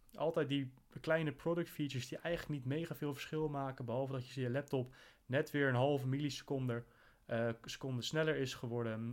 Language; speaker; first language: Dutch; native; Dutch